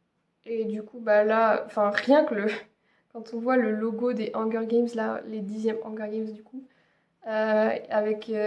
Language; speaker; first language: French; native; French